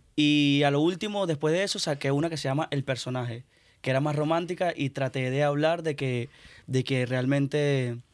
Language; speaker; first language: Spanish; native; Spanish